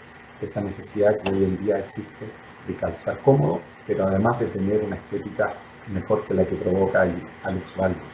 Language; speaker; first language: Spanish; native; Spanish